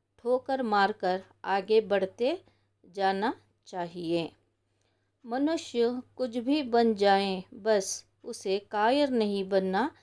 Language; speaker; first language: Hindi; non-native, local second language; Kannada